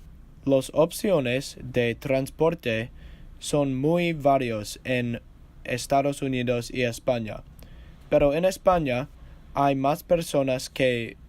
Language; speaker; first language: Spanish; non-native, learner; English